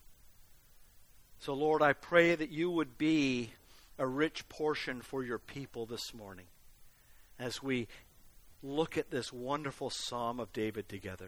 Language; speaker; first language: English; native; English